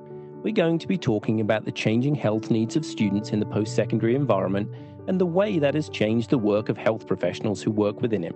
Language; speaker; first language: English; native; English